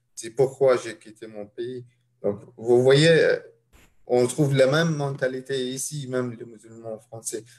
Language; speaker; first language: French; non-native, fluent; Arabic